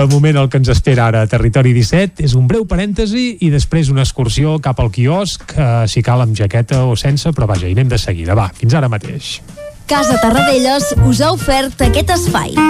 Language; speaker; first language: Catalan; native; Catalan